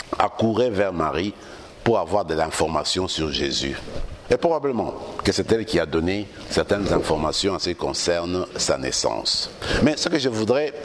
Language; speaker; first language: French; non-native, local second language; Lingala